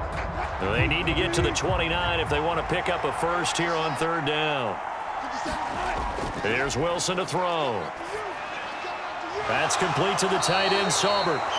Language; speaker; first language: English; native; English